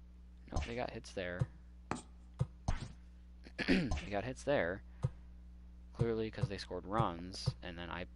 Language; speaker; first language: English; native; English